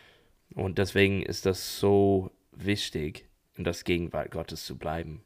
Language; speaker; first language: German; non-native, fluent; English